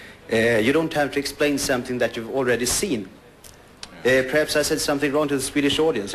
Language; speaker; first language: English; non-native, fluent; Swedish